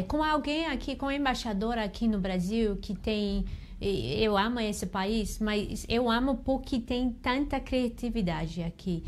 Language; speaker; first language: Portuguese; non-native, learner; English